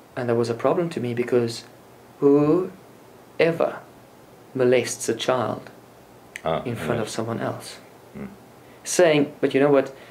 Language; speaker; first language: English; non-native, local second language; Afrikaans